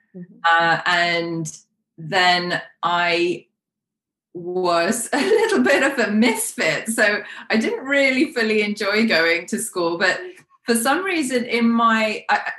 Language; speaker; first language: English; non-native, local second language; Polish